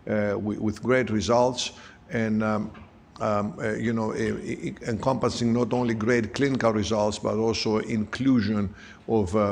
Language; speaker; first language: English; non-native, fluent; Greek